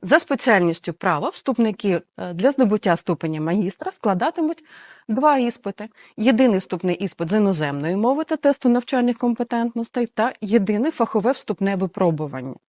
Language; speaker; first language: Ukrainian; native; Ukrainian